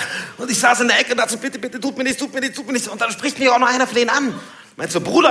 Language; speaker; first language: German; native; German